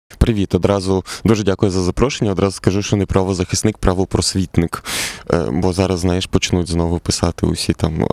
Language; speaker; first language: Ukrainian; non-native, local second language; Russian